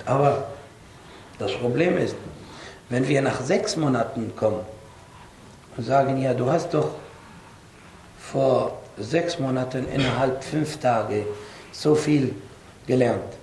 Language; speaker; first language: German; non-native, fluent; Arabic